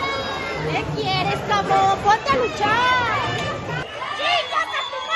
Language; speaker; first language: Spanish; native; Spanish